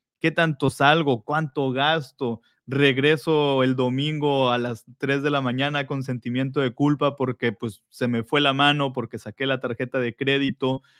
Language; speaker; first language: Spanish; native; Spanish